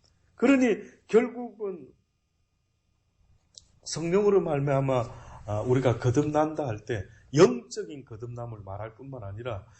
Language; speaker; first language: Korean; native; Korean